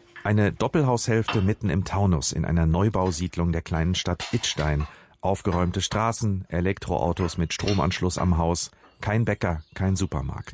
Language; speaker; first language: German; native; German